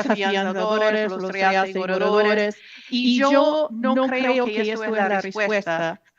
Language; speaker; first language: Spanish; non-native, fluent; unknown